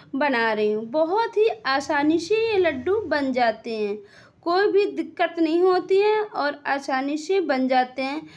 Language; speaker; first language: Hindi; native; Hindi